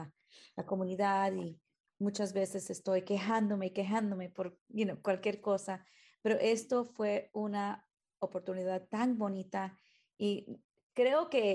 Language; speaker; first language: Spanish; early bilingual, heritage; Spanish